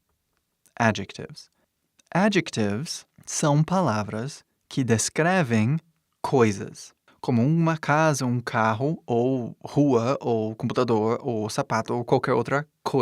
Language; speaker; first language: Portuguese; non-native, fluent; English